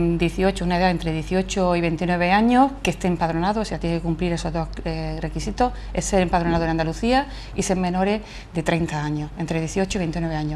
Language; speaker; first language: Spanish; native; Spanish